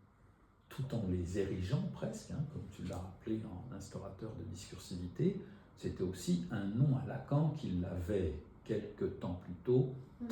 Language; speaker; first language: French; native; French